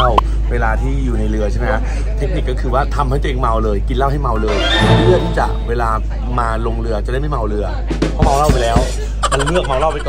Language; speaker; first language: Thai; native; Thai